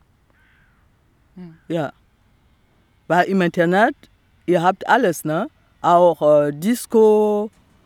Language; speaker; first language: German; non-native, fluent; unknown